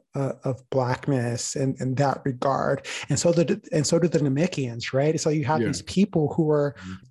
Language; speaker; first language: English; native; English